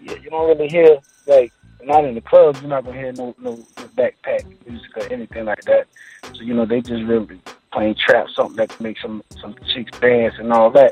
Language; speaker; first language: English; native; English